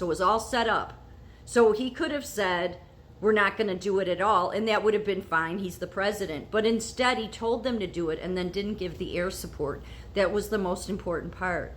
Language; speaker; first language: English; native; English